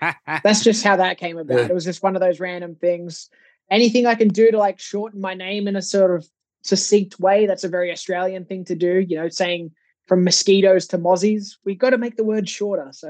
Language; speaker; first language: English; native; English